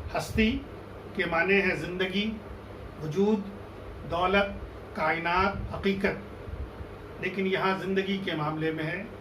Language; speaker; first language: Urdu; native; Urdu